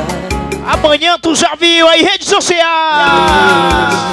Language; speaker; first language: Portuguese; native; Portuguese